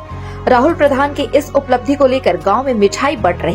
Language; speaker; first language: Hindi; native; Hindi